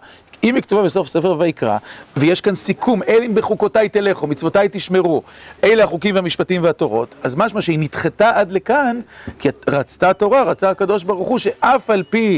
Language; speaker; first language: Hebrew; native; Hebrew